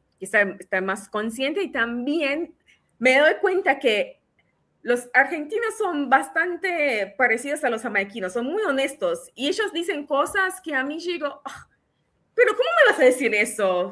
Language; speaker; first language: Spanish; non-native, fluent; English